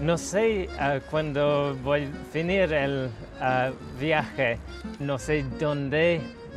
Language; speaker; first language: Spanish; non-native, learner; English